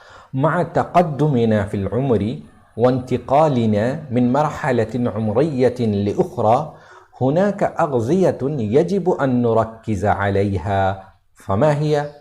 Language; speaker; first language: Arabic; non-native, fluent; Urdu